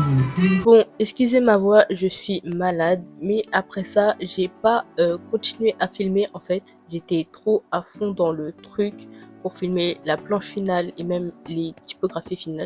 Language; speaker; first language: French; native; French